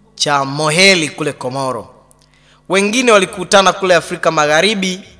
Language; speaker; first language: Swahili; native; Swahili